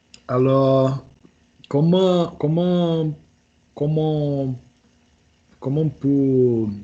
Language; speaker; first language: French; non-native, learner; Portuguese